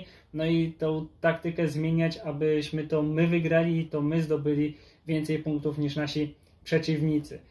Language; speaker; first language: Polish; native; Polish